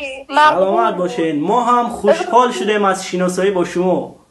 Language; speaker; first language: Persian; native; Persian